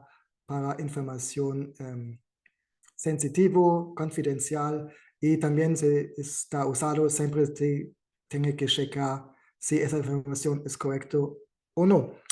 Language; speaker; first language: Spanish; non-native, fluent; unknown